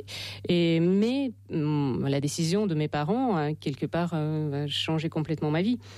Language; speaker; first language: French; non-native, fluent; Russian